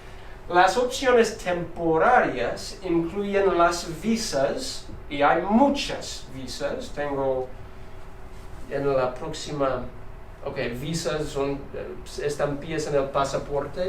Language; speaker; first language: Spanish; non-native, fluent; English